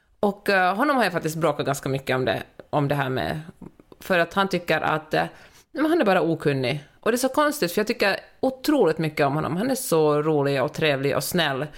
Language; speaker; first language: Swedish; native; Swedish